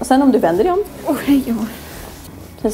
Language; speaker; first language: Swedish; native; Swedish